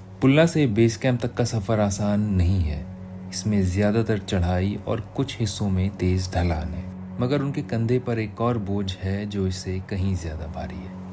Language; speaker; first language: Hindi; native; Hindi